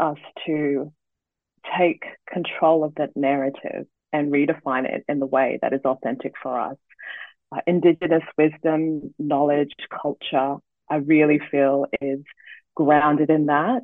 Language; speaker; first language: English; native; English